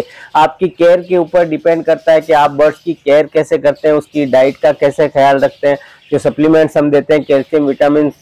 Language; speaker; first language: Hindi; native; Hindi